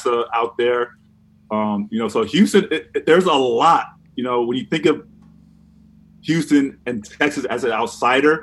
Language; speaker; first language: English; native; English